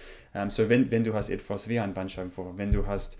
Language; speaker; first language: German; non-native, learner; English